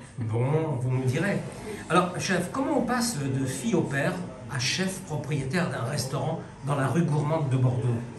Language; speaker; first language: French; native; French